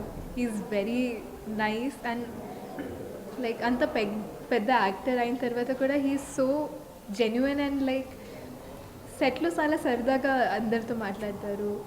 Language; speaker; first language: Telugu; non-native, local second language; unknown